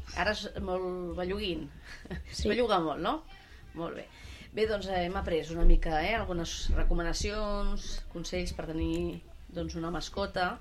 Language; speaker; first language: Catalan; native; Catalan